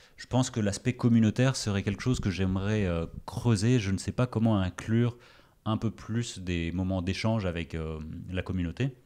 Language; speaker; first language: French; early bilingual, other home language; Greek